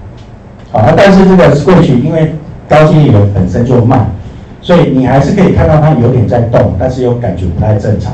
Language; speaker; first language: Chinese; native; Chinese